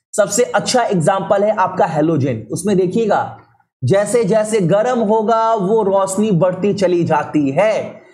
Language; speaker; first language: Hindi; native; Hindi